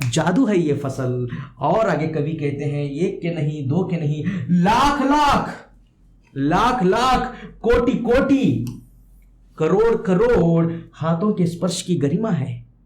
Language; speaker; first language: Hindi; non-native, local second language; Kannada